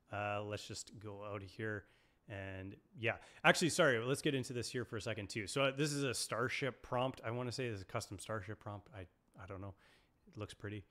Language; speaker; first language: English; native; English